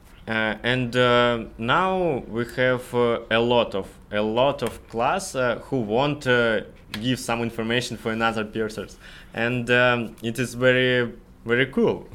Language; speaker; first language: English; non-native, learner; Russian